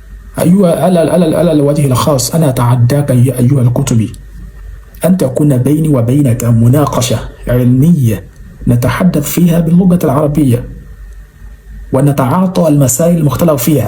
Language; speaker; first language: Arabic; non-native, fluent; Yoruba